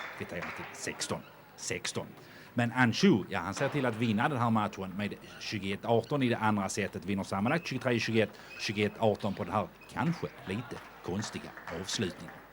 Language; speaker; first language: Swedish; native; Swedish